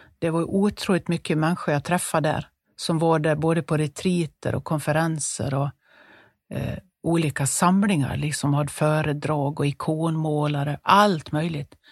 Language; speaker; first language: Swedish; native; Swedish